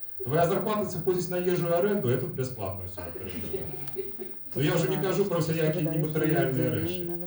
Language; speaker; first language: Belarusian; non-native, local second language; Russian